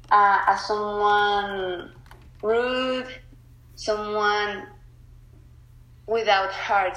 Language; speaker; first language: English; non-native, learner; Spanish